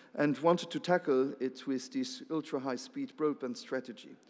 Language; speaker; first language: English; non-native, fluent; Luxembourgish